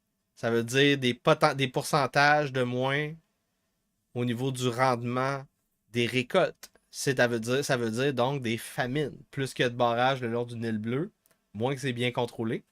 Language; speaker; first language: French; native; French